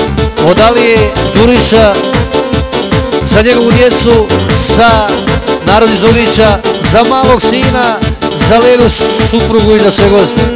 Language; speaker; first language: Bosnian; native; Bosnian